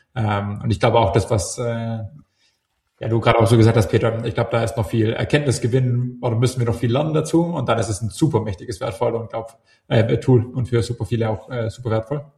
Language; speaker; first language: German; native; German